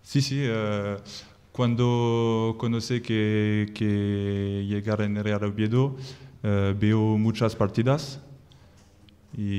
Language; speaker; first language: Spanish; non-native, learner; French